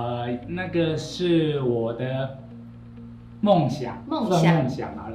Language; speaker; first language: Chinese; non-native, fluent; Thai